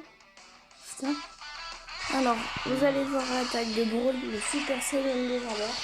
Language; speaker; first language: French; native; French